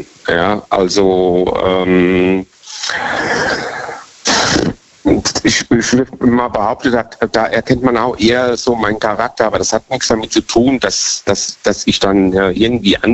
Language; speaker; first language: German; native; German